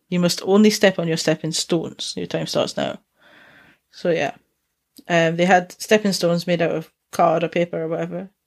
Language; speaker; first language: English; native; English